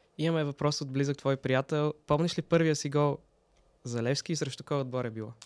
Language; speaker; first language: Bulgarian; native; Bulgarian